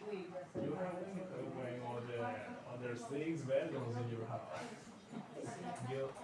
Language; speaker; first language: English; non-native, learner; Spanish